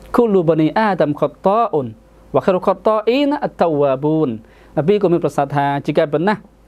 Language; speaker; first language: Khmer; non-native, local second language; Western Cham